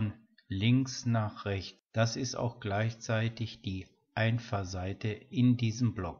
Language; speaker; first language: German; native; German